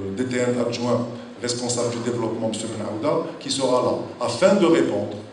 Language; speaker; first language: French; non-native, local second language; Arabic